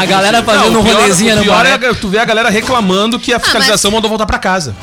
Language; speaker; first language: Portuguese; native; Portuguese